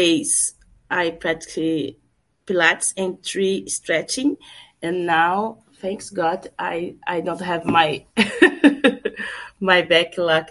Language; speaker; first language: English; non-native, learner; Portuguese